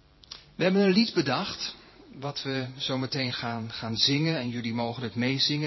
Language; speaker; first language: Dutch; native; Dutch